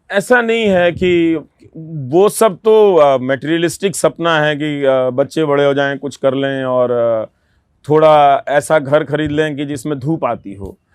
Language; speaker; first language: Hindi; non-native, local second language; Bhojpuri